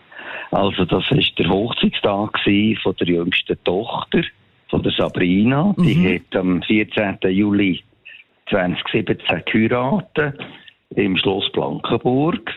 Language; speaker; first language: German; native; German